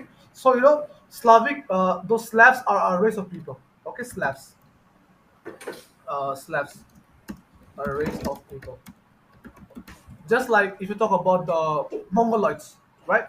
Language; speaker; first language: English; non-native, fluent; Bangla